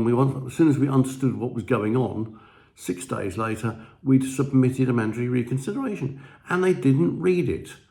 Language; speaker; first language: English; native; English